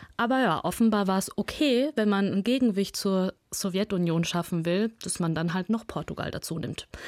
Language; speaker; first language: German; early bilingual, other home language; Russian